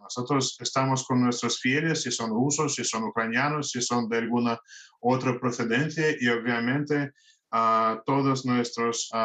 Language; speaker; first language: Spanish; non-native, fluent; Russian